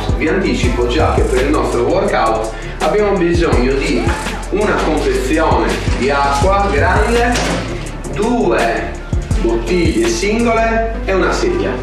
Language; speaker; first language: Italian; native; Italian